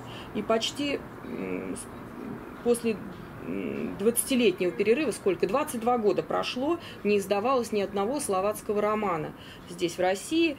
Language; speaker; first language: Russian; native; Russian